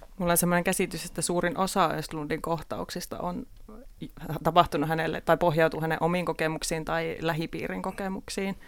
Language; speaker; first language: Finnish; native; Finnish